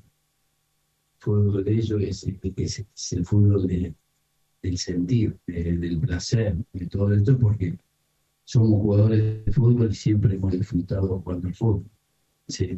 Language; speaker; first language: Spanish; native; Spanish